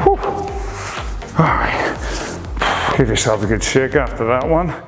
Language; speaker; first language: English; native; English